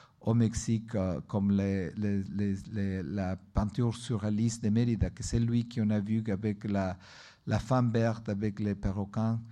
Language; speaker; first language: French; non-native, learner; Spanish